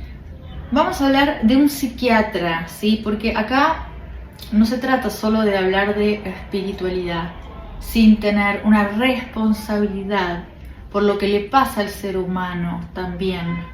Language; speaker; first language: Spanish; native; Spanish